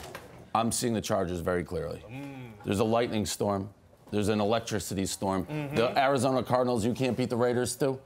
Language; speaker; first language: English; native; English